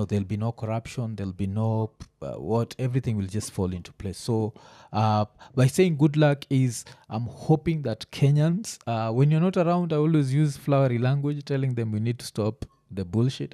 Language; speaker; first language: English; non-native, local second language; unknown